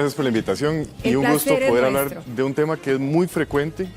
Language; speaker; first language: Spanish; native; Spanish